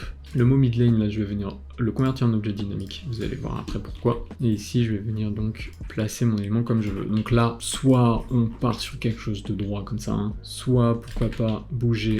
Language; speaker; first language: French; native; French